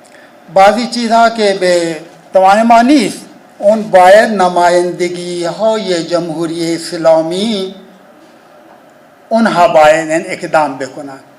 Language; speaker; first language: Persian; non-native, fluent; Urdu